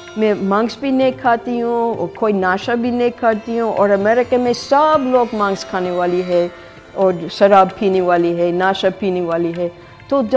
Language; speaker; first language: Hindi; non-native, fluent; English